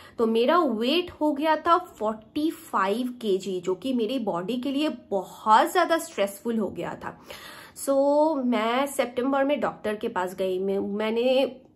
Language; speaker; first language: Hindi; native; Hindi